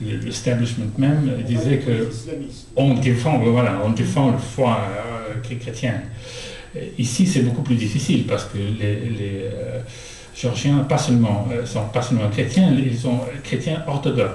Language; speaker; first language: French; non-native, fluent; Russian